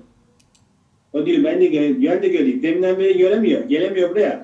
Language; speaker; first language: Turkish; native; Turkish